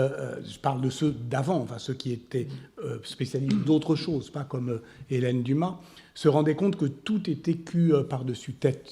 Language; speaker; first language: French; native; French